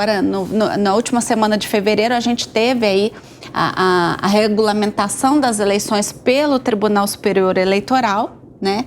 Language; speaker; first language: Portuguese; native; Portuguese